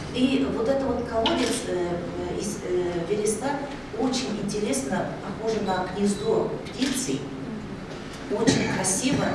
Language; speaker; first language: Russian; non-native, local second language; Kazakh